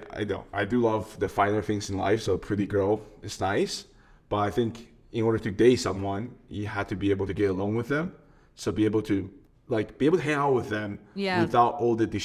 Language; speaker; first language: English; non-native, fluent; Chinese